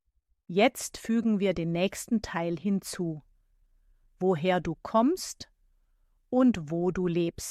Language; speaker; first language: German; native; German